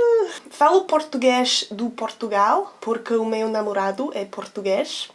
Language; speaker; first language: Portuguese; non-native, learner; English